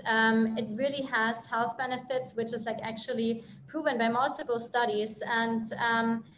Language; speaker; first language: English; non-native, fluent; German